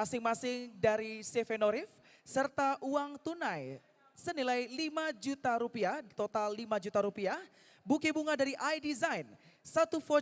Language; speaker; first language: Indonesian; native; Indonesian